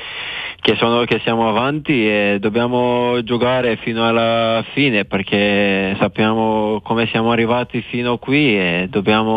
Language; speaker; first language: Italian; non-native, fluent; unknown